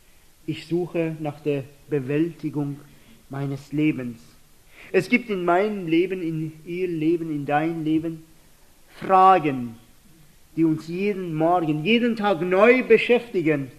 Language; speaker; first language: German; non-native, fluent; Persian